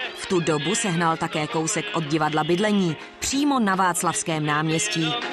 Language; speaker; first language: Czech; native; Czech